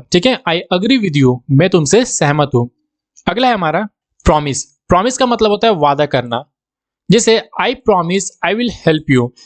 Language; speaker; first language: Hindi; native; Hindi